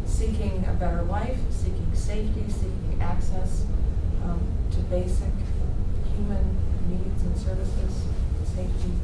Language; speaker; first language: English; native; English